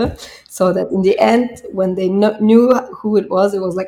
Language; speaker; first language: English; non-native, fluent; German